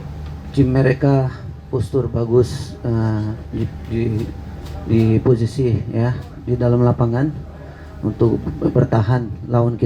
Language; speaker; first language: Indonesian; non-native, fluent; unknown